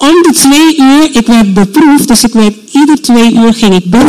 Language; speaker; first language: Dutch; non-native, local second language; Papiamento